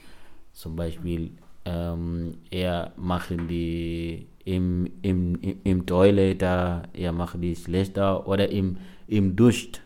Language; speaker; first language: German; non-native, learner; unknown